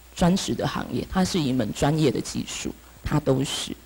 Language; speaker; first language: Chinese; native; Chinese